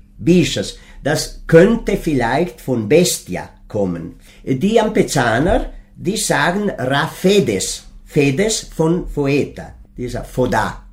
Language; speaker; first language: German; non-native, local second language; Ladin